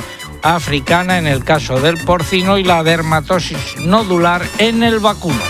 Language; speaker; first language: Spanish; native; Spanish